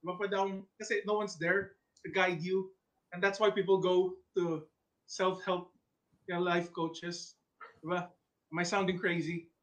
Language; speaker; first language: English; non-native, local second language; Filipino